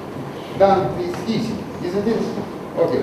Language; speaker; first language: English; non-native, learner; Romanian